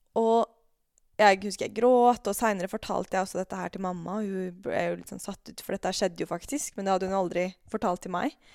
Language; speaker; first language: Norwegian; native; Norwegian